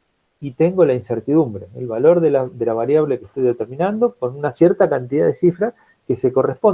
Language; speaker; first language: Spanish; native; Spanish